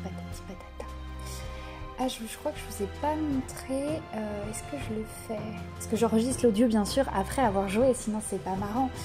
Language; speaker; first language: French; native; French